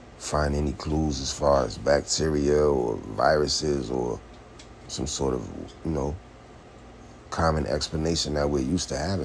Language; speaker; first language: English; native; English